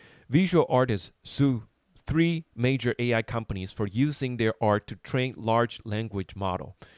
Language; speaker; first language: English; non-native, fluent; Chinese